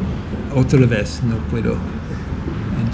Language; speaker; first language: Spanish; non-native, learner; English